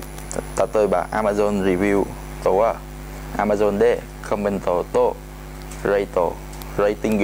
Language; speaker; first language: Japanese; non-native, learner; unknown